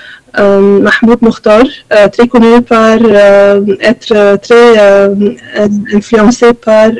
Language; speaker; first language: French; non-native, fluent; Arabic